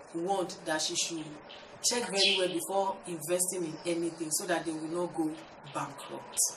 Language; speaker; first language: English; non-native, local second language; Yoruba